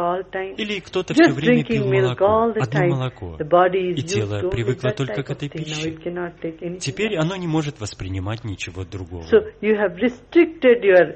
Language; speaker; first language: Russian; native; Russian